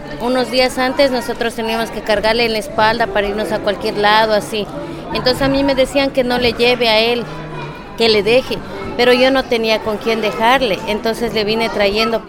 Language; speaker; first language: Spanish; native; Spanish